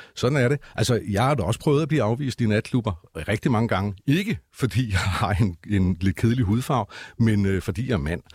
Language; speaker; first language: Danish; native; Danish